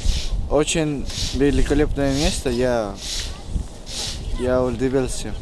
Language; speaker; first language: Russian; non-native, fluent; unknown